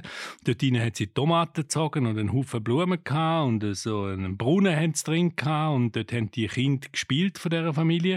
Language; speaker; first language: German; native; German